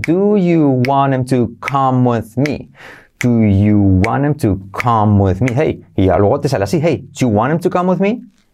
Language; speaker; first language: English; non-native, fluent; Spanish